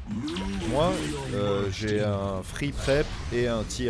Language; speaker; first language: French; native; French